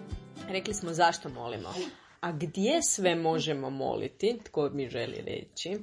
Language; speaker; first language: Serbian; native; Serbian